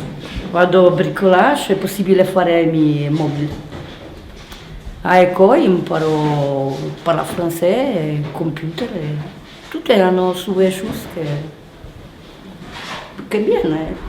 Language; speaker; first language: Italian; non-native, learner; Polish